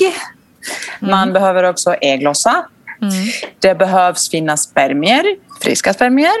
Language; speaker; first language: Swedish; non-native, fluent; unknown